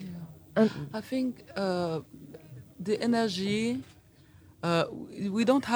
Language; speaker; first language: English; non-native, learner; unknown